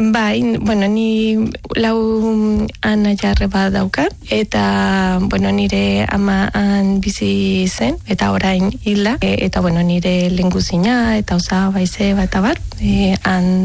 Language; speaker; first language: Basque; non-native, learner; Spanish